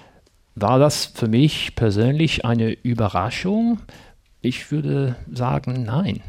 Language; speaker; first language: German; non-native, fluent; English